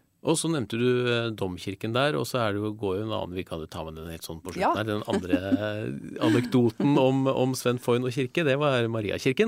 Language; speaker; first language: Norwegian; native; Norwegian